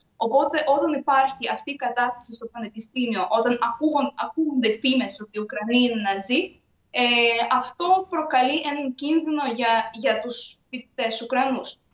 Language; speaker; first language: Greek; non-native, fluent; Ukrainian